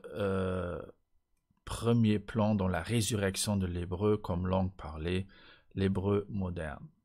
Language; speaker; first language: French; non-native, fluent; Luxembourgish